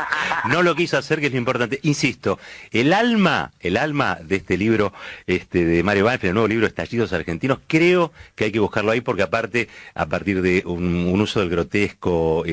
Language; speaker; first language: Spanish; native; Spanish